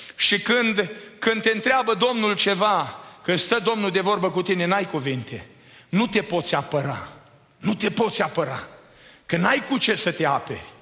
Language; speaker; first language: Romanian; native; Romanian